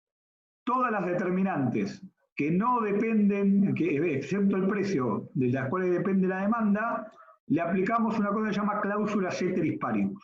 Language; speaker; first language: Spanish; native; Spanish